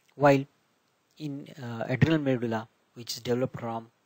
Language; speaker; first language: English; non-native, local second language; Marathi